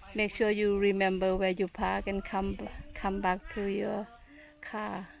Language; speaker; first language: English; non-native, fluent; Thai